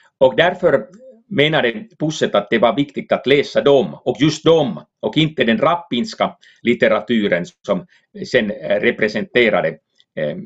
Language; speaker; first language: Swedish; non-native, local second language; Finnish